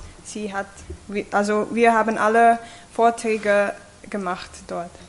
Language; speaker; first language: German; non-native, fluent; English